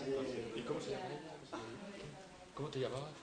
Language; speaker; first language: Spanish; native; Spanish